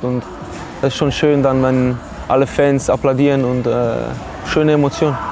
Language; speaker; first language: German; non-native, fluent; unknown